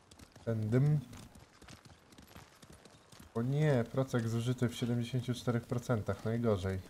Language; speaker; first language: Polish; native; Polish